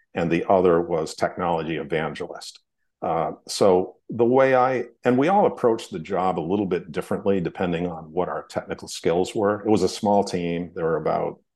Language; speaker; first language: English; native; English